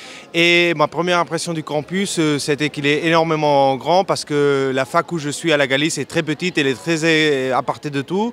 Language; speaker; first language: French; non-native, learner; Spanish